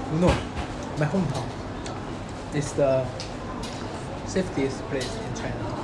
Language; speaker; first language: English; non-native, learner; Chinese